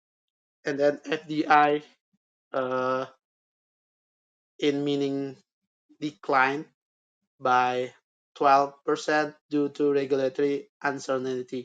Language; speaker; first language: English; non-native, learner; Indonesian